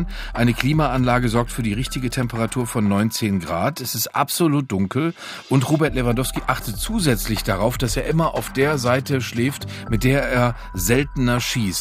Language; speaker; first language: German; native; German